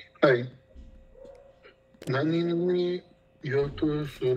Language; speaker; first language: Japanese; non-native, learner; Spanish